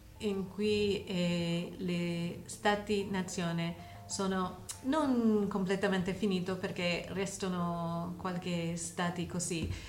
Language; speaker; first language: Italian; non-native, learner; English